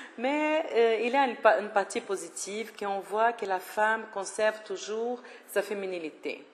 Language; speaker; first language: French; non-native, fluent; Portuguese